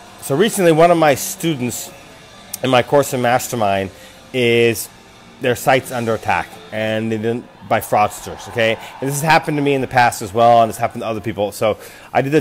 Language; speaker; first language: English; native; English